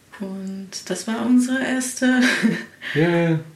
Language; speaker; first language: German; non-native, learner; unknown